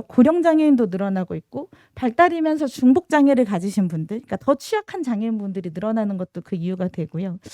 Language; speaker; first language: Korean; native; Korean